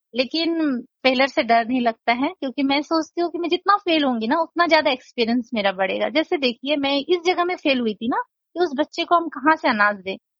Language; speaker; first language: Hindi; non-native, local second language; Nepali